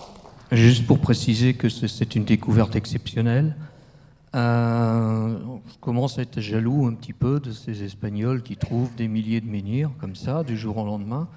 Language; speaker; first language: French; native; French